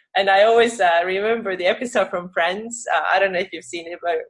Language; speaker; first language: English; non-native, fluent; Estonian